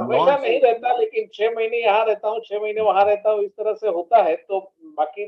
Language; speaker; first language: Hindi; non-native, local second language; Gujarati